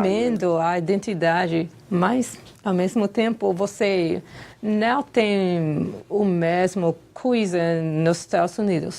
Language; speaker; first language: Portuguese; non-native, fluent; English